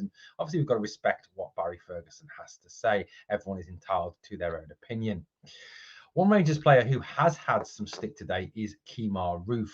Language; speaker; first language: English; native; English